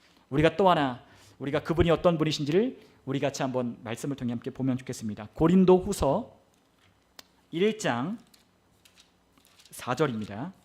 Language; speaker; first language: Korean; native; Korean